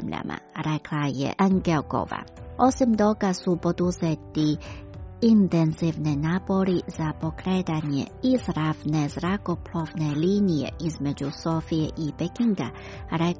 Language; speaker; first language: Croatian; non-native, fluent; Chinese